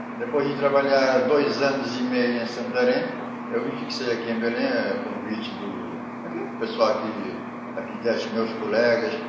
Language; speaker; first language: Portuguese; non-native, local second language; Kabuverdianu